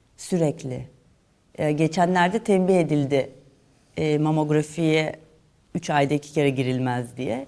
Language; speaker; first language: Turkish; native; Turkish